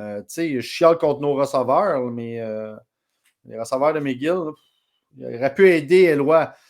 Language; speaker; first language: French; native; French